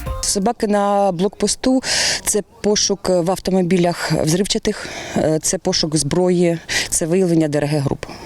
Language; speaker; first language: Ukrainian; non-native, local second language; Russian